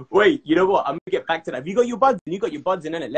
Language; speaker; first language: English; native; English